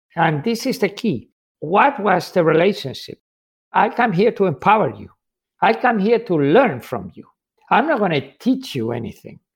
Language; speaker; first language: English; non-native, fluent; Spanish